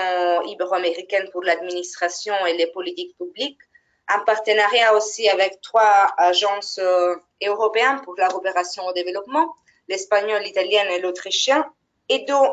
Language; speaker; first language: French; non-native, fluent; Italian